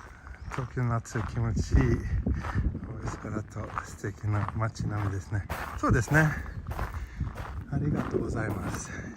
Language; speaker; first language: Japanese; non-native, fluent; Swedish